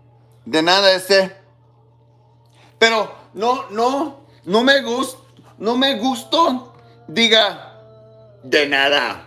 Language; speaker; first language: Spanish; non-native, learner; English